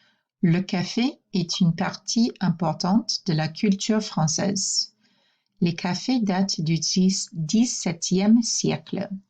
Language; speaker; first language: French; non-native, fluent; English